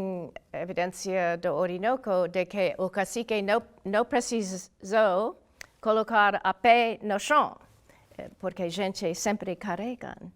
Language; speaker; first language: Portuguese; non-native, learner; English